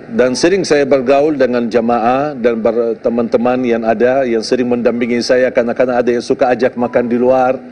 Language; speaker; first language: Indonesian; non-native, fluent; Arabic